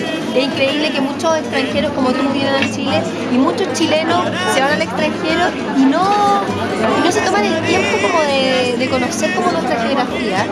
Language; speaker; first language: Spanish; native; Spanish